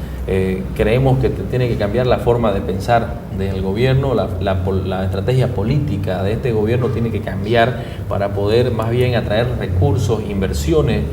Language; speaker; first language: Spanish; native; Spanish